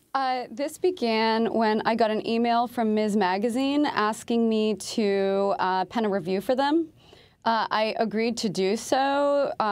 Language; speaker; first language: English; native; English